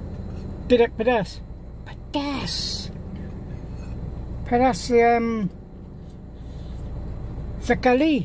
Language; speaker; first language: Indonesian; non-native, learner; English